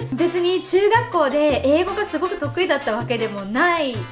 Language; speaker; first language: Japanese; native; Japanese